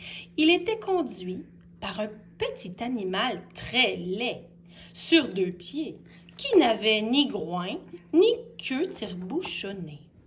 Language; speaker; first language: French; native; French